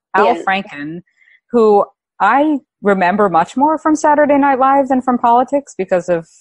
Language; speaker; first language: English; native; English